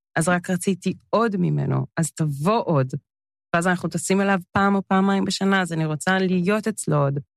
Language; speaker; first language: Hebrew; early bilingual, other home language; English